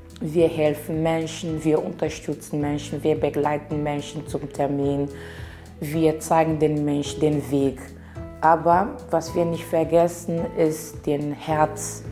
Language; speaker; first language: German; non-native, learner; Portuguese